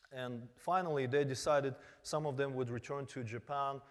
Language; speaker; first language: English; early bilingual, other home language; Korean